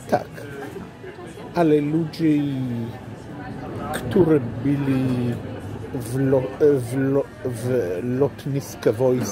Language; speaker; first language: Polish; non-native, learner; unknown